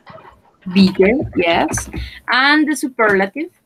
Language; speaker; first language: English; non-native, fluent; Spanish